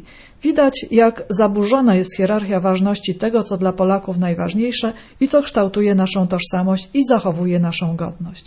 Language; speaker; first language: Polish; native; Polish